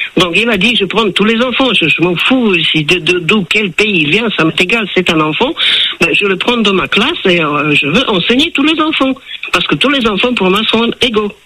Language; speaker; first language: French; non-native, fluent; Czech